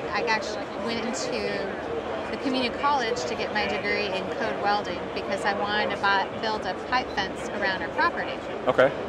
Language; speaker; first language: English; native; English